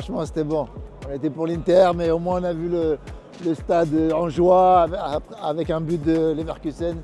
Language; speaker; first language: French; native; French